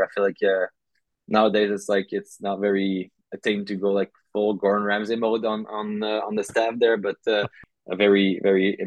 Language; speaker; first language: English; non-native, fluent; French